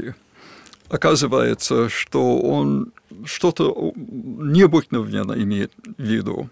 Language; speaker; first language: Russian; non-native, fluent; English